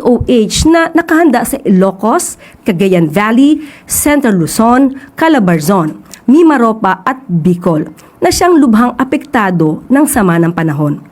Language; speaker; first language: Filipino; native; Filipino